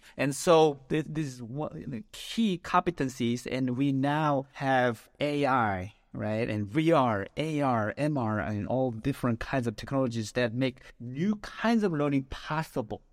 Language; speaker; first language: English; non-native, fluent; Korean